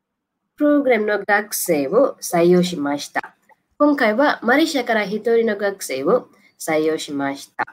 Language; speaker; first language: Japanese; non-native, learner; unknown